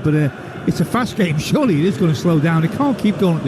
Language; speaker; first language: English; native; English